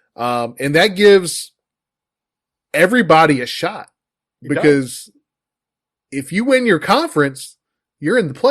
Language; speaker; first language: English; native; English